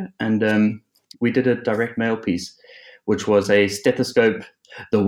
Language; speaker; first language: English; native; English